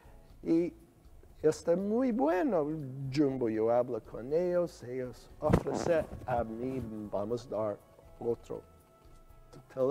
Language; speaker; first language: Spanish; non-native, learner; English